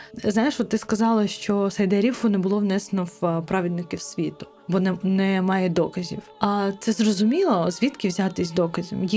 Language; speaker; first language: Ukrainian; non-native, local second language; Crimean Tatar